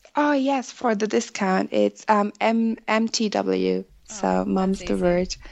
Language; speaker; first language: English; non-native, fluent; German